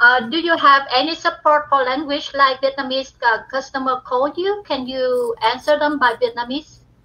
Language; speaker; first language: English; non-native, learner; Vietnamese